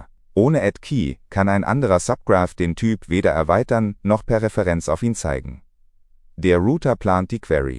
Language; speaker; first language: German; native; German